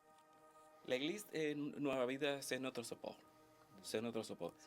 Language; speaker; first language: French; non-native, learner; Spanish